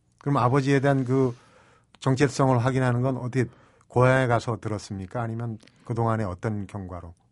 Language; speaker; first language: Korean; native; Korean